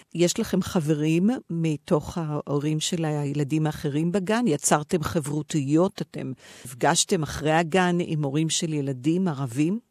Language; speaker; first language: Hebrew; native; Hebrew